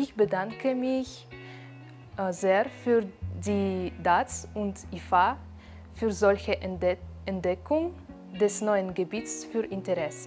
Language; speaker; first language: German; non-native, learner; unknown